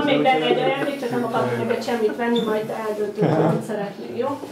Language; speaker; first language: Hungarian; native; Hungarian